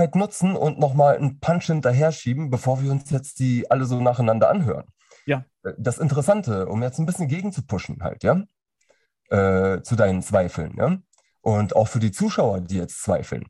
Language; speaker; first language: German; native; German